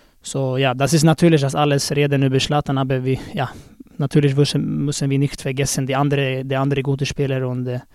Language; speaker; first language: German; non-native, learner; Swedish